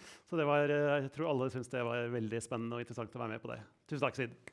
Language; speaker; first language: Norwegian; native; Norwegian